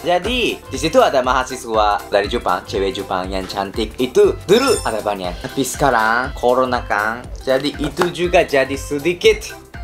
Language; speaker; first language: Indonesian; non-native, learner; Japanese